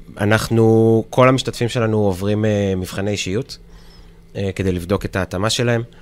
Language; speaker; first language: Hebrew; native; Hebrew